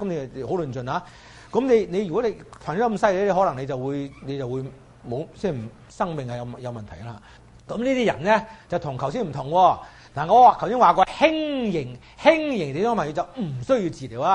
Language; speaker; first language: Chinese; native; Chinese